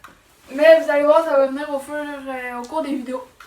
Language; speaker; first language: French; native; French